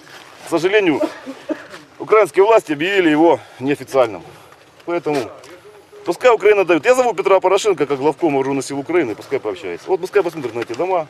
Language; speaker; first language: Russian; native; Russian